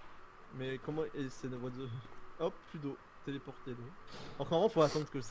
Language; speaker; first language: French; native; French